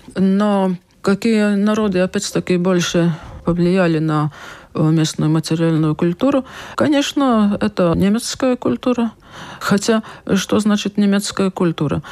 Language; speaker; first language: Russian; non-native, local second language; Latvian